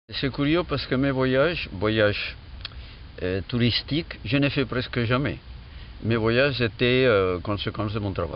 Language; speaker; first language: French; non-native, fluent; Catalan